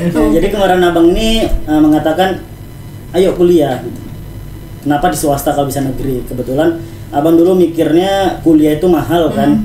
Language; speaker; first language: Indonesian; native; Indonesian